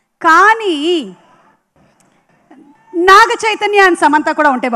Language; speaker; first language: Telugu; native; Telugu